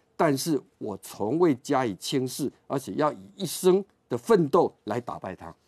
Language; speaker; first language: Chinese; native; Chinese